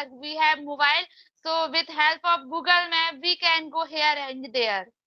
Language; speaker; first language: English; non-native, learner; Hindi